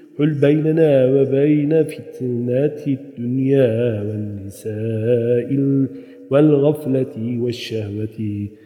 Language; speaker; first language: Arabic; non-native, fluent; Turkish